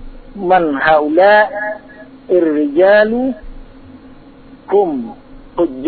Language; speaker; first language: Arabic; non-native, learner; Indonesian